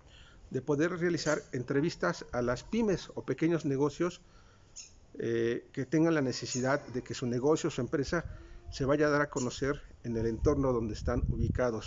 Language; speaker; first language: Spanish; native; Spanish